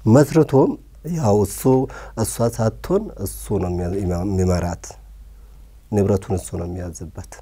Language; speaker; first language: Amharic; early bilingual, other home language; Oromo